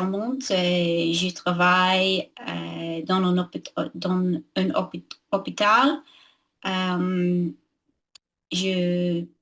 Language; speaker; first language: French; non-native, learner; English